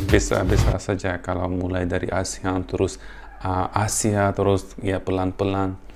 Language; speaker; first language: Indonesian; non-native, fluent; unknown